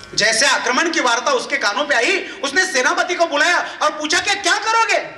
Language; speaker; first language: Hindi; non-native, local second language; Marathi